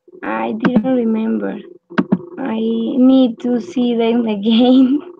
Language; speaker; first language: English; non-native, learner; Spanish